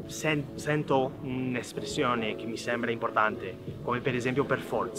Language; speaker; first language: Italian; non-native, fluent; English